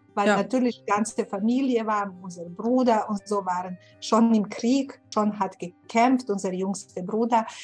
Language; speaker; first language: German; non-native, fluent; Bosnian